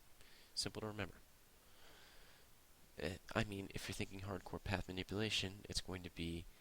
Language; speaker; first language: English; native; English